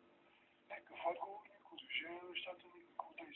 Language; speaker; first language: Bulgarian; native; Bulgarian